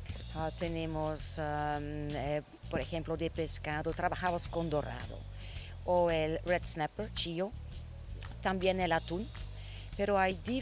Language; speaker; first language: Spanish; non-native, learner; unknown